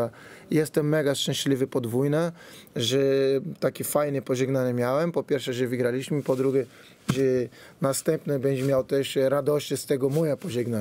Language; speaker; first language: Polish; non-native, fluent; Portuguese